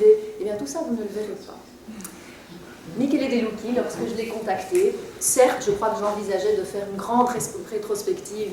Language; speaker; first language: French; native; French